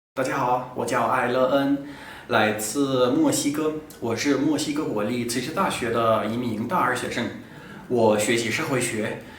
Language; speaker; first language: Chinese; non-native, fluent; Spanish